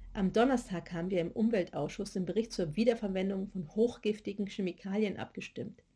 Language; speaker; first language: German; native; German